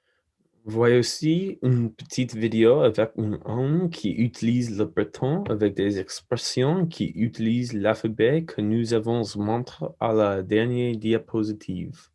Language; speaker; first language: French; non-native, learner; English